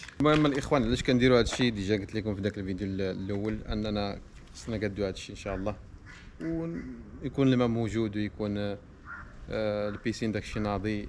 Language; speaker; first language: Arabic; native; Arabic